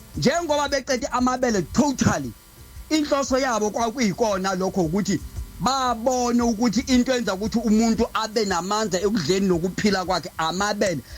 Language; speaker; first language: Zulu; non-native, local second language; Xhosa